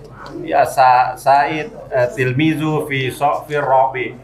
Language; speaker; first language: Arabic; non-native, learner; Indonesian